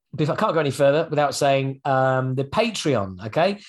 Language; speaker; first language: English; native; English